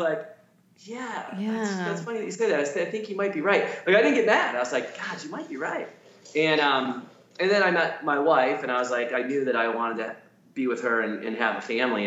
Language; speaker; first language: English; native; English